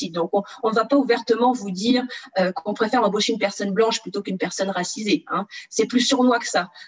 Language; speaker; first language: French; early bilingual, other home language; Portuguese